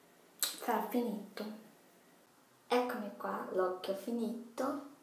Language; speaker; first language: Italian; non-native, fluent; Portuguese